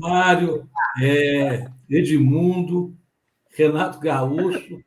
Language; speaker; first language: Portuguese; native; Portuguese